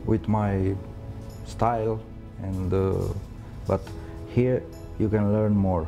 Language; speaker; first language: English; non-native, learner; Romanian